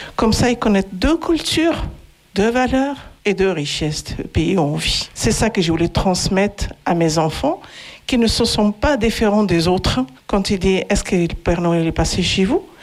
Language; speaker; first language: French; non-native, local second language; Arabic